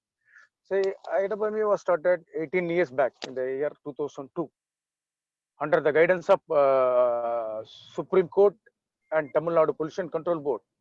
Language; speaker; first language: English; non-native, local second language; Tamil